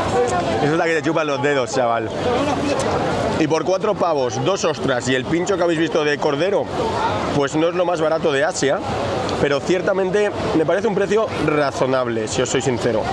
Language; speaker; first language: Spanish; native; Spanish